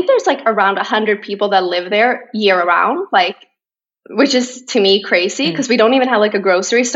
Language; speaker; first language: English; non-native, fluent; Swedish